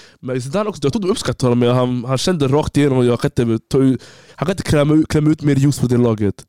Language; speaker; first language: Swedish; early bilingual, other home language; Somali